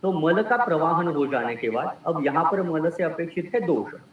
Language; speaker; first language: Hindi; non-native, local second language; Marathi